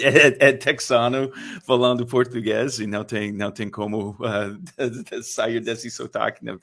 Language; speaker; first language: Portuguese; non-native, fluent; English